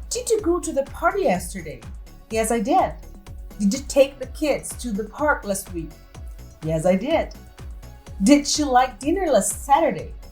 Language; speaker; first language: English; non-native, fluent; Portuguese